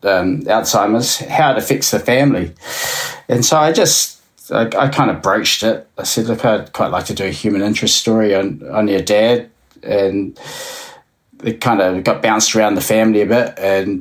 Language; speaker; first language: English; native; English